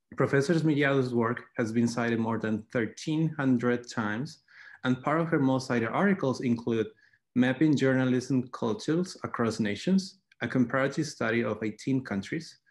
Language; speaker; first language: English; non-native, fluent; Spanish